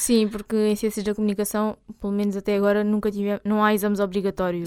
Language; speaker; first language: Portuguese; native; Portuguese